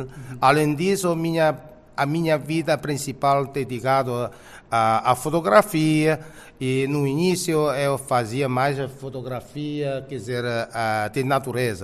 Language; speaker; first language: Portuguese; non-native, fluent; Chinese